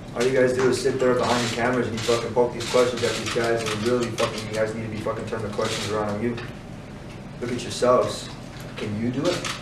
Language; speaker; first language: English; early bilingual, other home language; Spanish